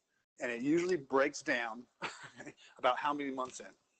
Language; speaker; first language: English; native; English